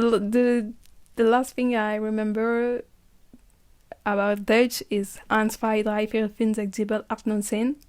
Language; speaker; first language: English; non-native, learner; French